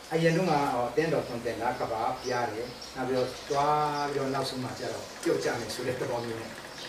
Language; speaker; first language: Burmese; non-native, local second language; Tedim Chin